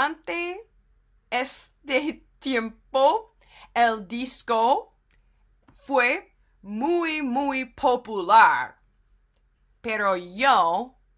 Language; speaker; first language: Spanish; non-native, fluent; English